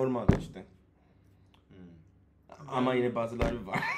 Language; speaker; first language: Turkish; non-native, learner; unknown